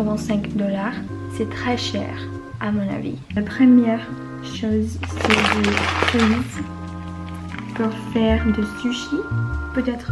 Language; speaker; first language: French; non-native, learner; English